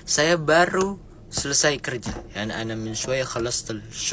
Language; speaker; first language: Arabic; non-native, fluent; Indonesian